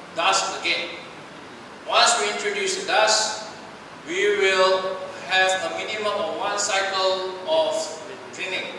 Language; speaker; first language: English; non-native, local second language; Chinese